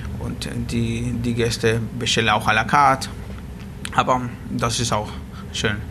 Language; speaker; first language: German; non-native, learner; Spanish